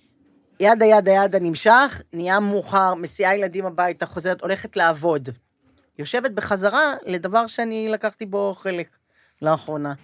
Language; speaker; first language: Hebrew; native; Hebrew